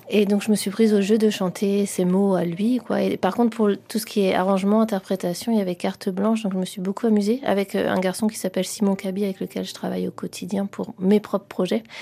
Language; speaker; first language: French; native; French